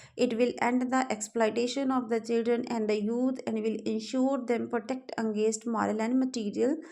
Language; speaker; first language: English; non-native, local second language; Punjabi